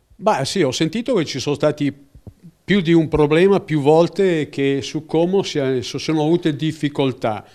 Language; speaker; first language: Italian; native; Italian